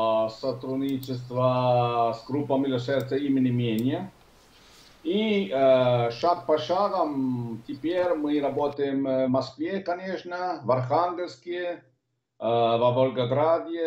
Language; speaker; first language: Russian; non-native, learner; Italian